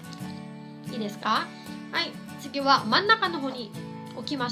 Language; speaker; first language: Japanese; non-native, fluent; Cebuano